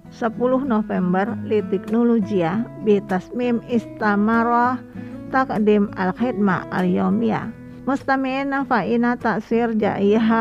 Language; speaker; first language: Arabic; non-native, fluent; Indonesian